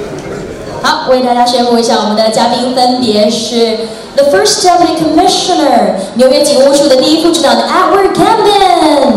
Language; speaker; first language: Chinese; native; Chinese